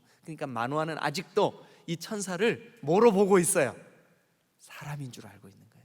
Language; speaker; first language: Korean; native; Korean